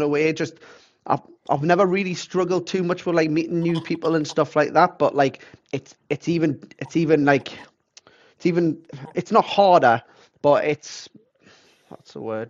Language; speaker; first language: English; native; English